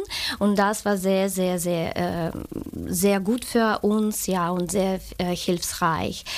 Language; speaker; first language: German; non-native, fluent; Ukrainian